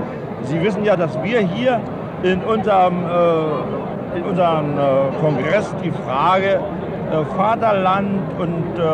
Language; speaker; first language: German; native; German